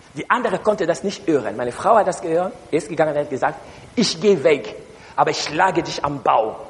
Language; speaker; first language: German; non-native, learner; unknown